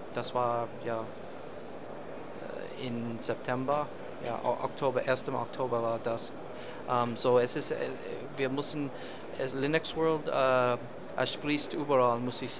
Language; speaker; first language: German; non-native, learner; English